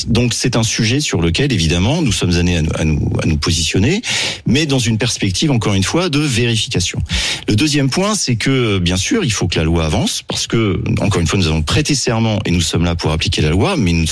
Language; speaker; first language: French; native; French